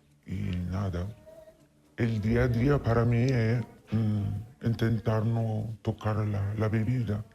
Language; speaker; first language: Spanish; non-native, fluent; Italian